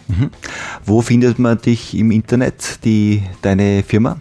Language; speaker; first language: German; native; German